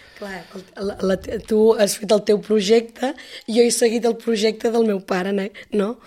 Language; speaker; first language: Catalan; native; Catalan